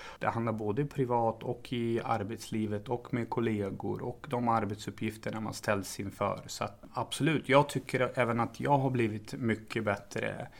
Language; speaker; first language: Swedish; early bilingual, other home language; Serbian